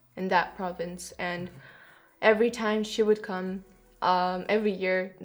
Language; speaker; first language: English; non-native, fluent; Kyrgyz